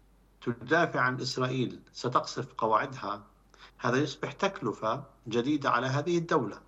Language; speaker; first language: Arabic; native; Arabic